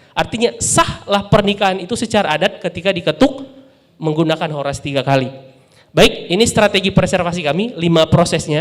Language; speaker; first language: Indonesian; non-native, local second language; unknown